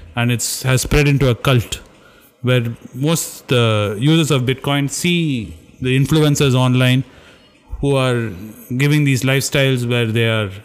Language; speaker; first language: English; non-native, local second language; Tamil